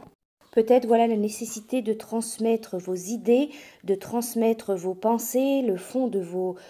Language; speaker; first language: French; native; French